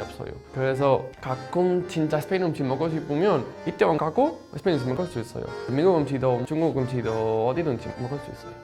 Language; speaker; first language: Korean; non-native, learner; Spanish